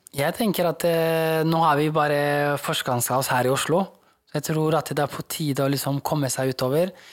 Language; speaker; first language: Norwegian; early bilingual, other home language; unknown